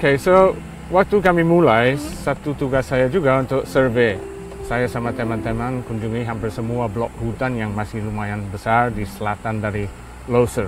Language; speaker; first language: Indonesian; non-native, fluent; English